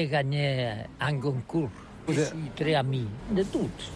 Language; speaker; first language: French; non-native, learner; Catalan